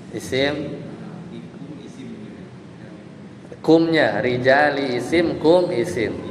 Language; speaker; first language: Arabic; non-native, fluent; Indonesian